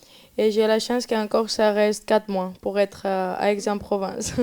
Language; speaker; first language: French; non-native, learner; Spanish